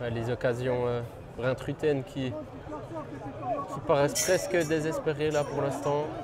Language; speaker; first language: French; native; French